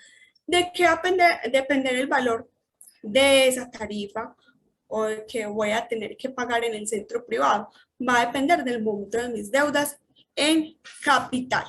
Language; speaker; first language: Spanish; native; Spanish